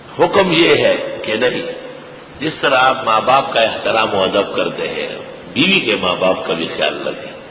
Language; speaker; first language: Urdu; non-native, local second language; Pashto